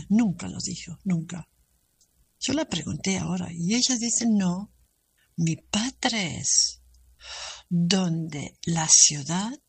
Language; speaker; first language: Spanish; non-native, learner; German